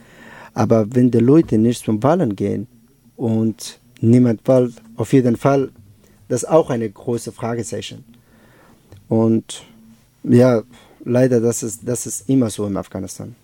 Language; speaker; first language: German; non-native, learner; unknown